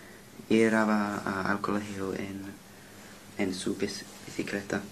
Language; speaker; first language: Spanish; non-native, learner; English